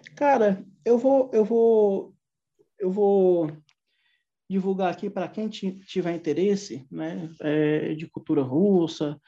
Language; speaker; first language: Portuguese; native; Portuguese